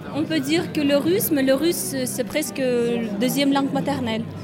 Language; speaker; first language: French; non-native, learner; Kyrgyz